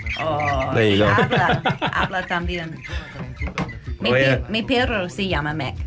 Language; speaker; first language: Spanish; non-native, learner; English